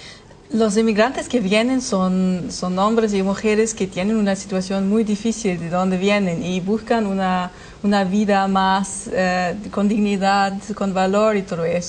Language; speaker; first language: Spanish; non-native, fluent; German